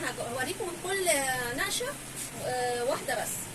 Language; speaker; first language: Arabic; native; Arabic